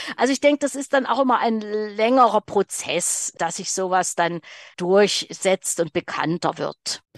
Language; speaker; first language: German; native; German